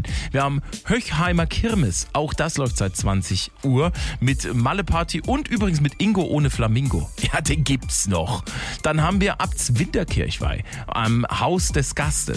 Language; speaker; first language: German; native; German